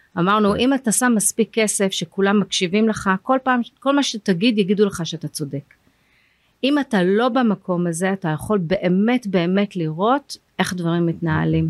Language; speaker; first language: Hebrew; early bilingual, heritage; Hebrew